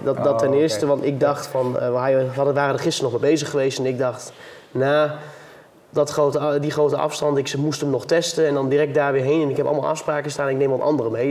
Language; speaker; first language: Dutch; native; Dutch